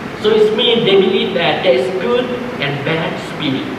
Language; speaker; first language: English; non-native, fluent; Thai